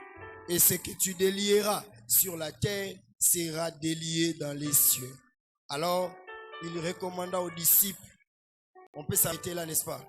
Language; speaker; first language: French; non-native, local second language; Lingala